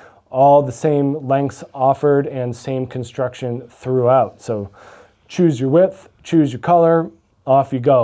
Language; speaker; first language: English; native; English